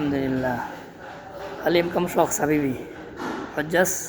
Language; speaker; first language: Arabic; non-native, learner; Bangla